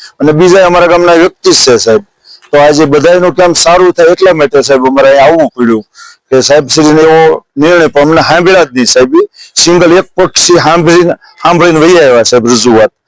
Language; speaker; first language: Gujarati; native; Gujarati